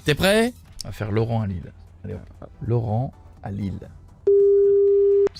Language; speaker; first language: French; native; French